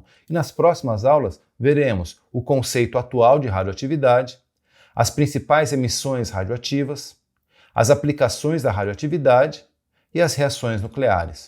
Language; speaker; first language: Portuguese; native; Portuguese